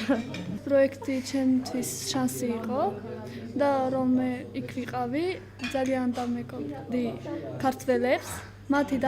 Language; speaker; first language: Georgian; non-native, local second language; Armenian